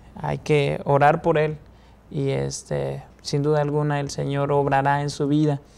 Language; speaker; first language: Spanish; native; Spanish